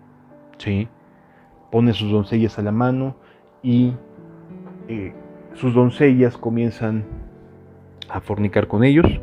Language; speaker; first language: Spanish; native; Spanish